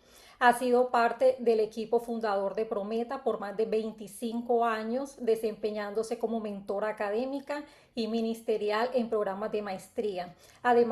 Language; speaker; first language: Spanish; native; Spanish